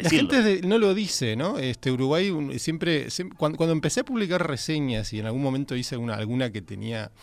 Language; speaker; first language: Spanish; native; Spanish